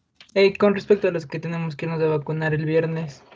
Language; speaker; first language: Spanish; native; Spanish